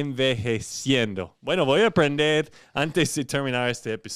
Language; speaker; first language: Spanish; non-native, fluent; English